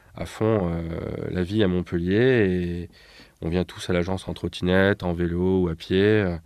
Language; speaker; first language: French; native; French